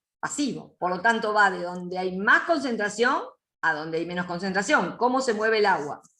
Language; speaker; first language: Spanish; native; Spanish